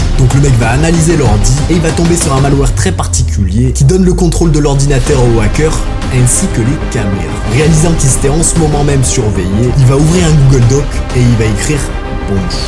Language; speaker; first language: French; native; French